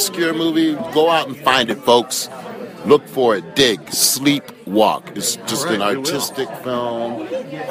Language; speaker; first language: English; native; English